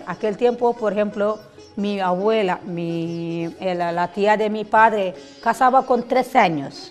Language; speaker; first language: Spanish; non-native, learner; Telugu